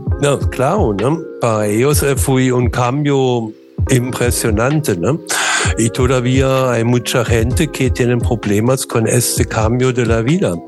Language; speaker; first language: Spanish; non-native, learner; German